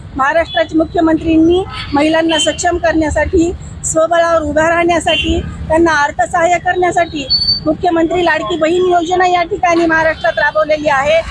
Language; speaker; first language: Marathi; native; Marathi